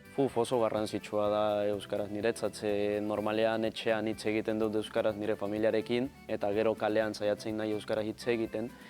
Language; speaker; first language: Basque; non-native, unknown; Spanish